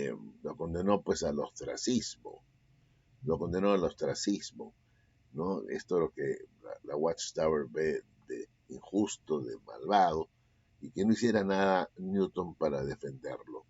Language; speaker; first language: Spanish; native; Spanish